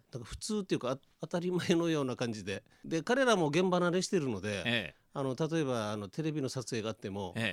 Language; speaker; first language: Japanese; native; Japanese